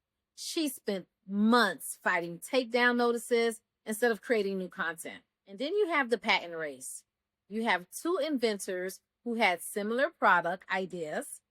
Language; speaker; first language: English; native; English